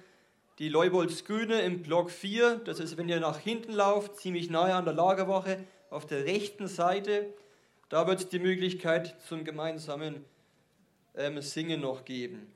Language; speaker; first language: German; native; German